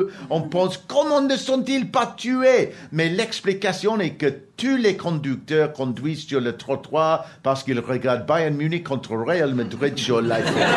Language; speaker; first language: French; non-native, learner; English